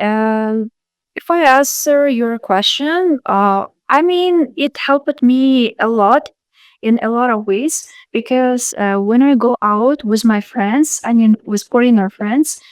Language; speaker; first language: English; non-native, fluent; Uzbek